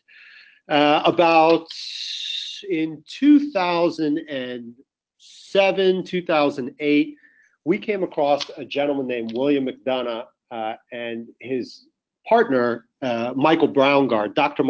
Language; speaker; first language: English; native; English